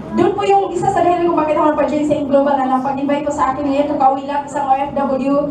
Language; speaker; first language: Filipino; non-native, local second language; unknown